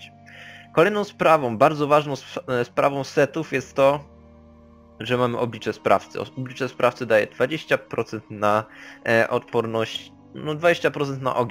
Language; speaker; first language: Polish; native; Polish